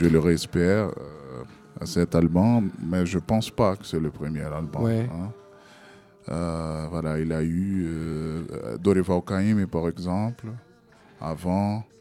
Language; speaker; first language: French; non-native, learner; Portuguese